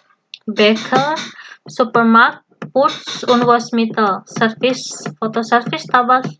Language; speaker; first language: German; non-native, fluent; Indonesian